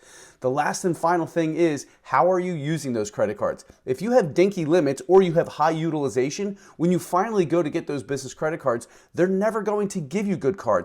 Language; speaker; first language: English; native; English